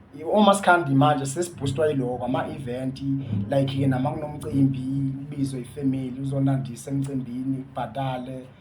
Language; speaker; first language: Zulu; native; Zulu